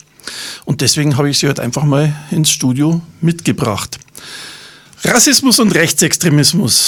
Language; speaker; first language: German; native; German